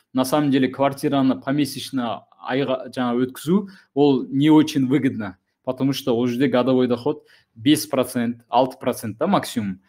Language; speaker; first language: Russian; non-native, local second language; Kazakh